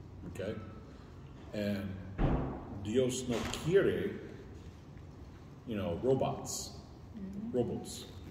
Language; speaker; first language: English; native; English